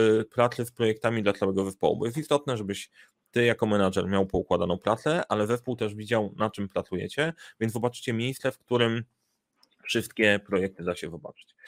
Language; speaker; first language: Polish; native; Polish